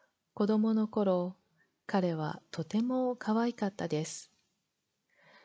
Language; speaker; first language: Japanese; non-native, learner; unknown